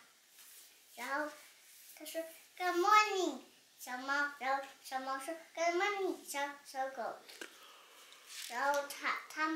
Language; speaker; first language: Chinese; early bilingual, heritage; Chinese